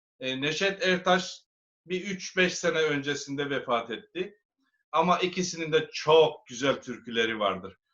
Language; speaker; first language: Turkish; native; Turkish